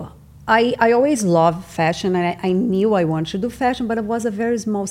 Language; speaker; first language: English; non-native, learner; Portuguese